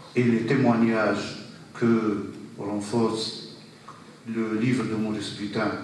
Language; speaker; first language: French; non-native, local second language; Arabic